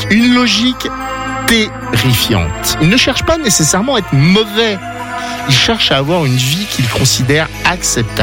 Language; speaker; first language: French; native; French